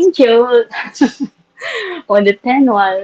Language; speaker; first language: Chinese; non-native, learner; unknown